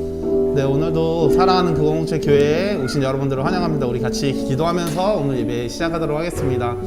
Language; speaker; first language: Korean; native; Korean